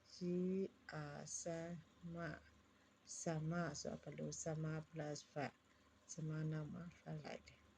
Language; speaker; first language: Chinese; non-native, learner; Burmese